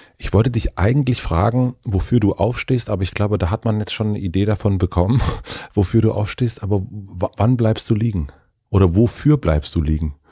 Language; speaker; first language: German; native; German